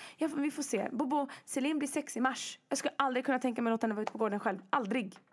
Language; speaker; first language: Swedish; early bilingual, other home language; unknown